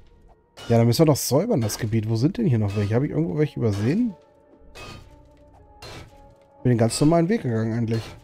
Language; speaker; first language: German; native; German